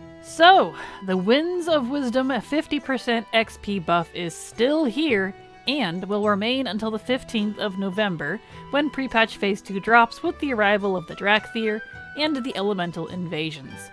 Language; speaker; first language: English; native; English